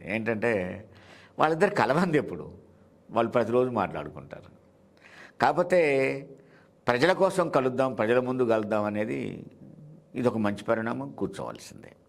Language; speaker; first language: Telugu; native; Telugu